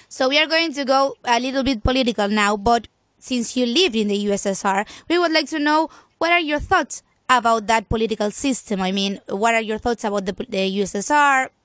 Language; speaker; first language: English; non-native, fluent; Spanish